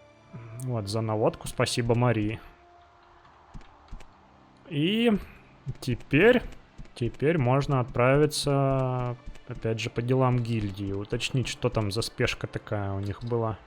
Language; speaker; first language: Russian; native; Russian